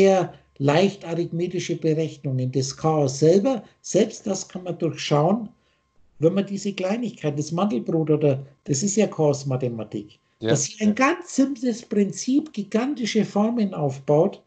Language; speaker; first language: German; native; German